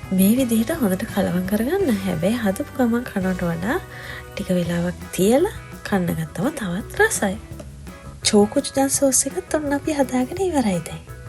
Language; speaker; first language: Sinhala; native; Sinhala